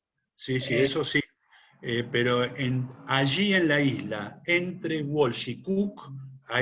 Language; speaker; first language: Spanish; native; Spanish